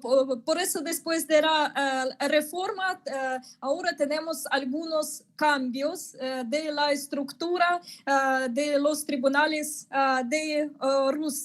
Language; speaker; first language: Spanish; non-native, fluent; Russian